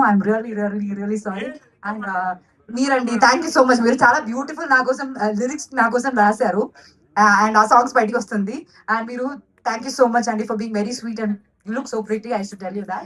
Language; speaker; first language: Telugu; non-native, fluent; Malayalam